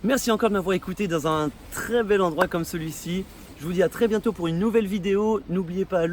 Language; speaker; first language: French; native; French